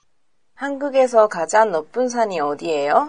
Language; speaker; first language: Korean; non-native, learner; Japanese